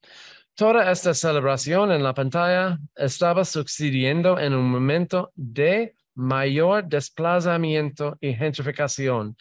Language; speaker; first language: Spanish; non-native, fluent; English